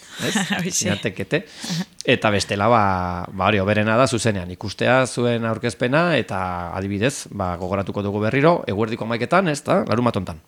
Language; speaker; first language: Basque; native; Basque